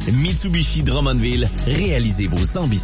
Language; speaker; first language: French; native; French